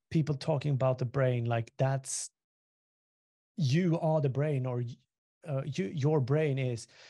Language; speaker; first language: English; non-native, fluent; Swedish